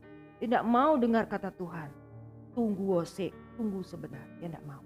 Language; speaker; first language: Indonesian; native; Indonesian